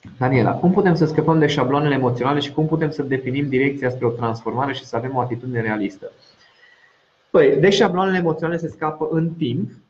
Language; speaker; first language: Romanian; non-native, local second language; Hungarian